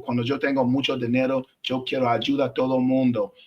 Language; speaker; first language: Spanish; non-native, learner; English